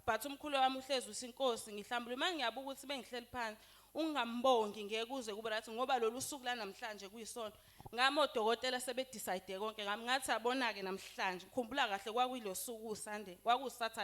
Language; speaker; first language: Zulu; native; Zulu